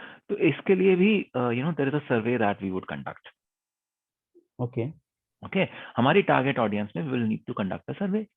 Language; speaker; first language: Hindi; native; Hindi